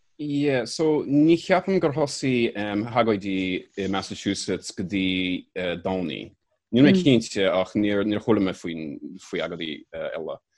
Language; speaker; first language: Irish; non-native, learner; English